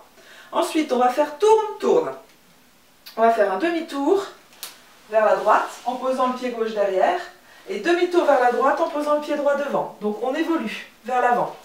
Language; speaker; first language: French; native; French